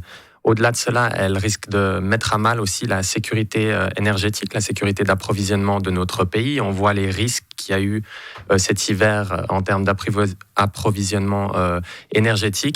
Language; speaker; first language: French; native; French